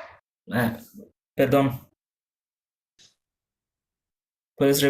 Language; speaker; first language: Spanish; non-native, fluent; Bangla